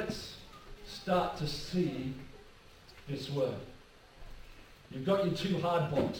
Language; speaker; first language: English; native; English